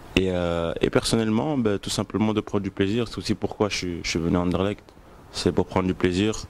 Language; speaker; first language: French; native; French